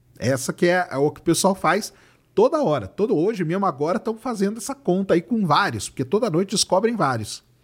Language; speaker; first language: Portuguese; native; Portuguese